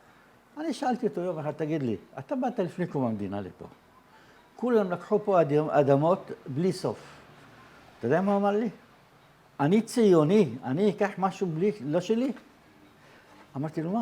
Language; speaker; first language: Hebrew; early bilingual, other home language; Arabic